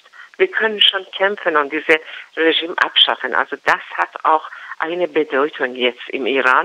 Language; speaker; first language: German; non-native, learner; Persian